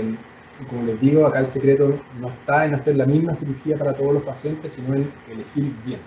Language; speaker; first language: Spanish; native; Spanish